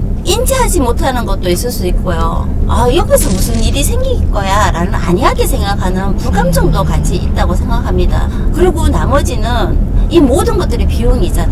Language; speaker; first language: Korean; native; Korean